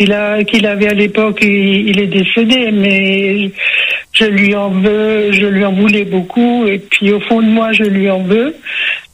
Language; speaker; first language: French; native; French